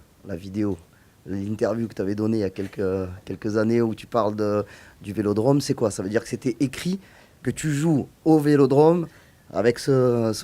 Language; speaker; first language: French; native; French